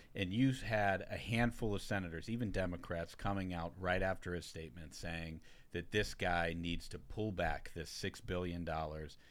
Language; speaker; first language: English; native; English